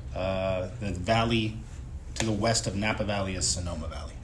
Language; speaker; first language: English; native; English